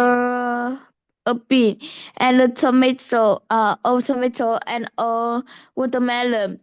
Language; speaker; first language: English; non-native, learner; Vietnamese